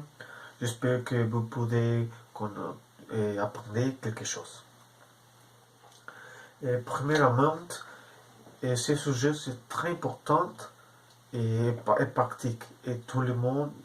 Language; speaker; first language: French; non-native, learner; Spanish